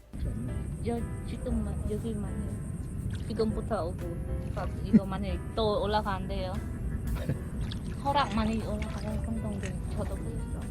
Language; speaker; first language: Korean; non-native, learner; Khmer